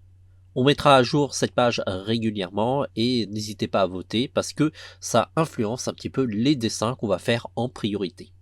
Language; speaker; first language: French; native; French